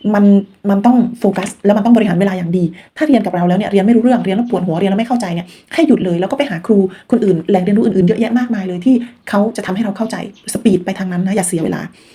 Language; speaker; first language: Thai; non-native, local second language; Khmer